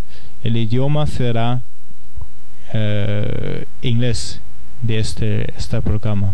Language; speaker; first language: Spanish; non-native, fluent; German